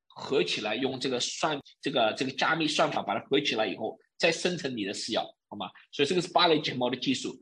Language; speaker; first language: Chinese; early bilingual, heritage; Chinese